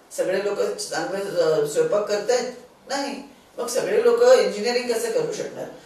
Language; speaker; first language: Marathi; non-native, local second language; Sindhi